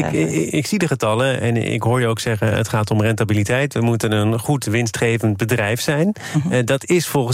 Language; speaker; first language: Dutch; native; Dutch